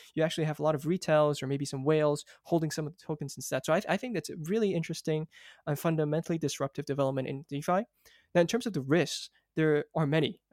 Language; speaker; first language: English; non-native, local second language; Cantonese